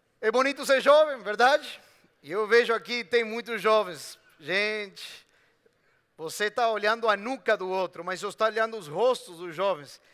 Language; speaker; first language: Portuguese; non-native, fluent; Spanish